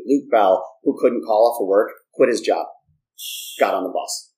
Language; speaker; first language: English; native; English